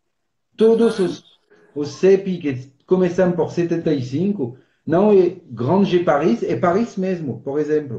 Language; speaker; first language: Portuguese; non-native, fluent; French